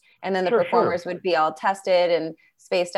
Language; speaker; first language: English; native; English